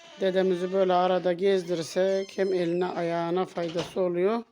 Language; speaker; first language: Turkish; native; Turkish